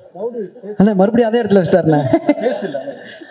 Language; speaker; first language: Tamil; native; Tamil